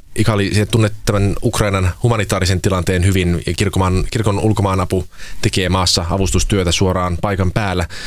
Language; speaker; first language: Finnish; native; Finnish